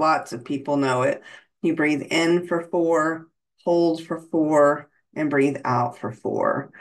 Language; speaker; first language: English; native; English